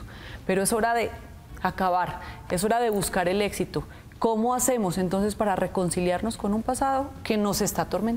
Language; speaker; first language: Spanish; native; Spanish